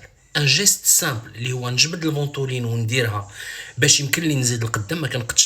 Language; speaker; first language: Arabic; native; Arabic